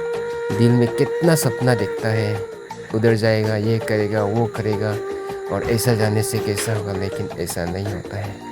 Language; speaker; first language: Hindi; non-native, local second language; Mising